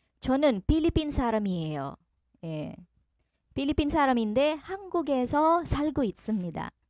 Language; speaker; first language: Korean; non-native, fluent; Filipino